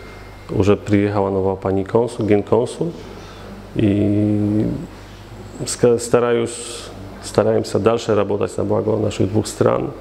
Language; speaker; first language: Russian; non-native, fluent; Polish